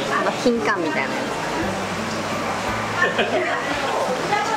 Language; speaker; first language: Japanese; non-native, fluent; Thai